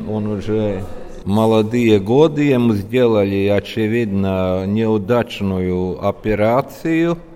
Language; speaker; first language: Russian; non-native, local second language; Latvian